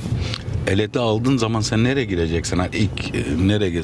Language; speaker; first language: Turkish; early bilingual, heritage; Turkish